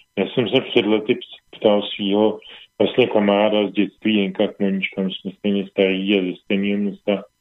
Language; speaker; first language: Czech; native; Czech